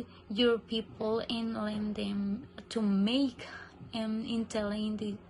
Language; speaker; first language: English; non-native, learner; Spanish